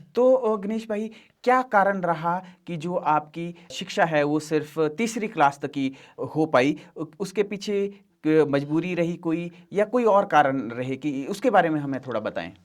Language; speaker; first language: Hindi; native; Hindi